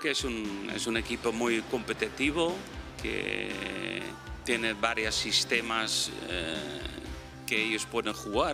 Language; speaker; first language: Spanish; non-native, fluent; Dutch